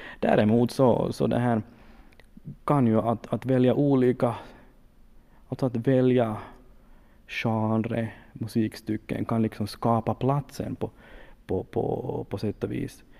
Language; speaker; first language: Swedish; native; Swedish